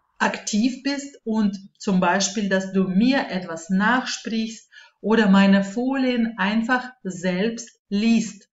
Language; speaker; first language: German; non-native, fluent; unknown